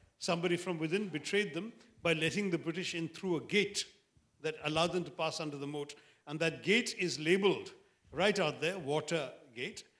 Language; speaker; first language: English; non-native, local second language; Malayalam